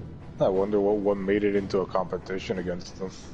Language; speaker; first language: English; native; English